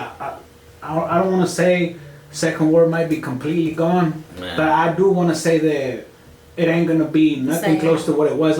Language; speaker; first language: English; native; English